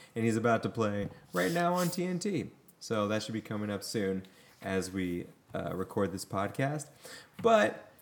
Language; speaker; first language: English; native; English